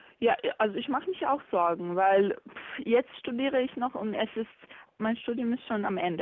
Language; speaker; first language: German; non-native, fluent; Bosnian